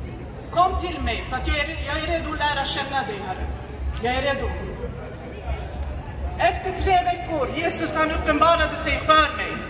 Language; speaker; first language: Swedish; non-native, fluent; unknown